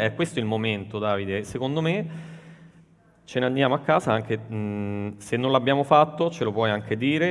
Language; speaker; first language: Italian; native; Italian